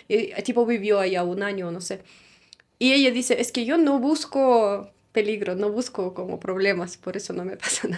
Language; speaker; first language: Spanish; non-native, fluent; Russian